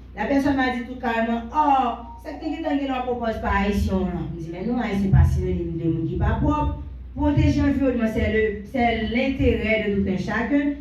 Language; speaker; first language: French; non-native, local second language; Haitian Creole